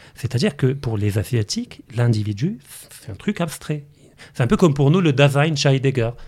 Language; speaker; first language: French; non-native, local second language; Arabic